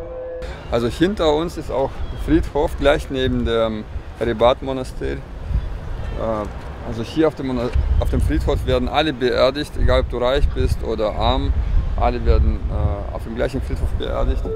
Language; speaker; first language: German; non-native, fluent; Russian